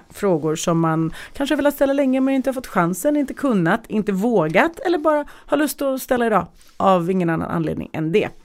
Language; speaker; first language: Swedish; early bilingual, other home language; Russian